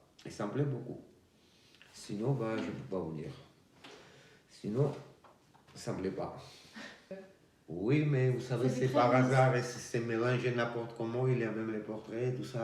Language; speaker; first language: French; non-native, fluent; Georgian